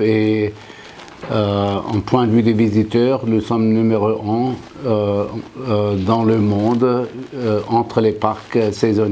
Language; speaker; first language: French; non-native, fluent; German